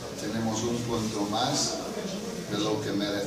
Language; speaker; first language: Spanish; non-native, fluent; English